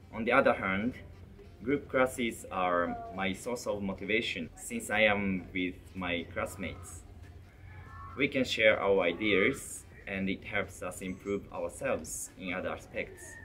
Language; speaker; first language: English; non-native, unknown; Japanese